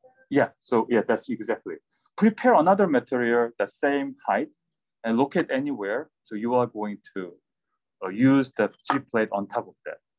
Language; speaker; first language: English; non-native, fluent; Korean